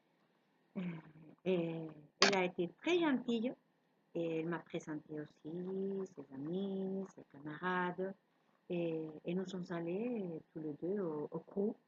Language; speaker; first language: French; non-native, learner; Spanish